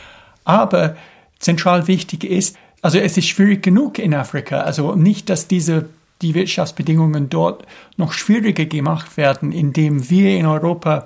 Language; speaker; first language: German; non-native, fluent; English